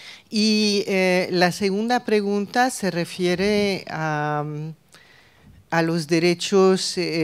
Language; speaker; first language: Spanish; non-native, fluent; French